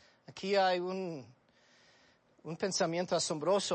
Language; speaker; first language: Spanish; non-native, fluent; English